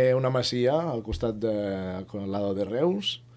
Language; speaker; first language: Spanish; native; Spanish